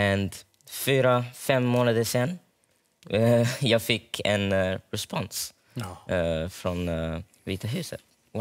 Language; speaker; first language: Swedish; early bilingual, heritage; Swedish